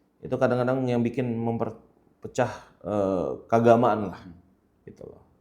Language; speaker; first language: Indonesian; native; Indonesian